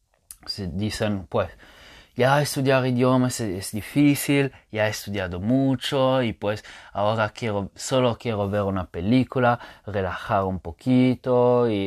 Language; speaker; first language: Spanish; non-native, fluent; Italian